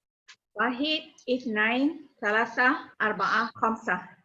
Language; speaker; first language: Arabic; non-native, learner; Malay